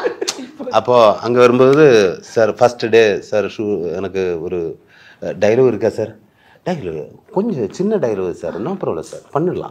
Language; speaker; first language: Tamil; non-native, learner; Malayalam